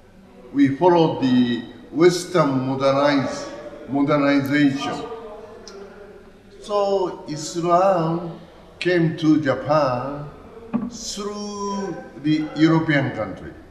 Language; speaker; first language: English; non-native, learner; Japanese